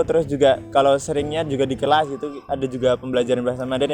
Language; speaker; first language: Indonesian; native; Indonesian